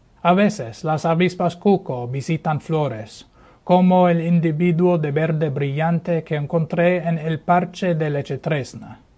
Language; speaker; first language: Spanish; non-native, fluent; English